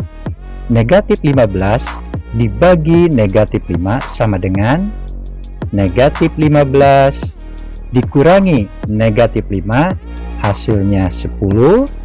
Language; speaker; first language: Indonesian; native; Indonesian